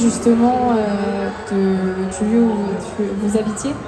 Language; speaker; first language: French; native; French